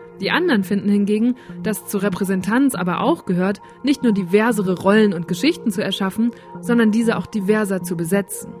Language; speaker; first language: German; native; German